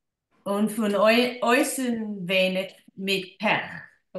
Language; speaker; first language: German; non-native, learner; English